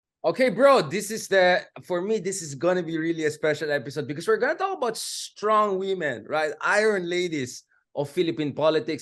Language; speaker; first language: English; non-native, local second language; Filipino